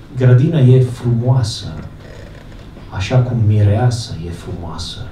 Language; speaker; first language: Romanian; non-native, fluent; Italian